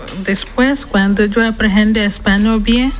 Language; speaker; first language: Spanish; non-native, learner; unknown